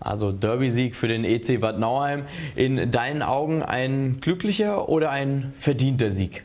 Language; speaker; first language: German; native; German